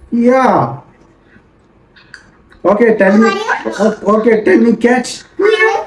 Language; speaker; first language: English; non-native, local second language; Malayalam